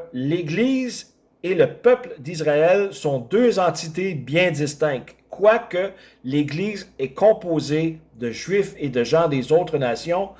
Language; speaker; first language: French; native; French